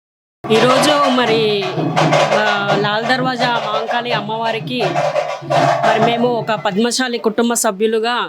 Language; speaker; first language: Telugu; native; Telugu